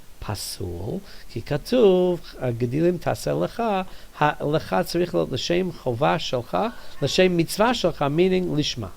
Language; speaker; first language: Hebrew; non-native, fluent; English